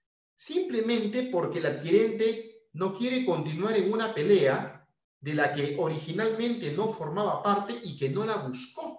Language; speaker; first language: Spanish; native; Spanish